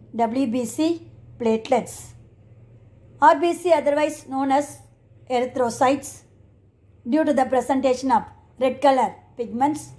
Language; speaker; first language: English; non-native, local second language; Tamil